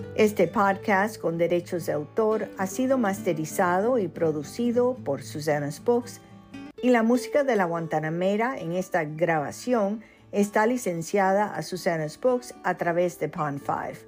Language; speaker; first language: Spanish; early bilingual, heritage; Spanish